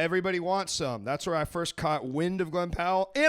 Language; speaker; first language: English; native; English